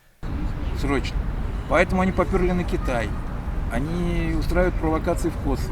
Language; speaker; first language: Russian; native; Russian